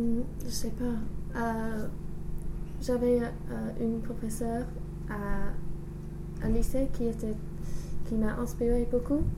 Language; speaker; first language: French; non-native, learner; English